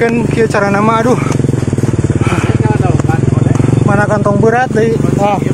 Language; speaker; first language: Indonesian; non-native, local second language; Sundanese